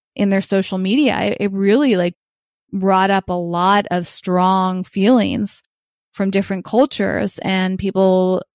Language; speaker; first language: English; early bilingual, other home language; Ukrainian